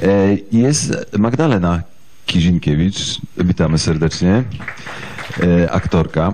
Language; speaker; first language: Polish; native; Polish